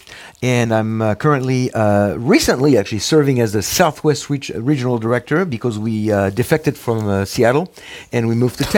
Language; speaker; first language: English; non-native, fluent; French